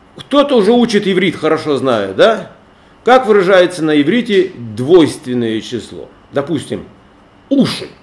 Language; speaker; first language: Russian; native; Russian